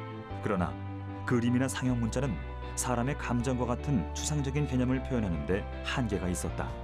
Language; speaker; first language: Korean; native; Korean